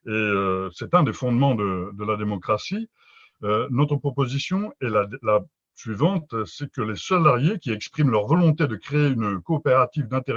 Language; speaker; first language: French; native; French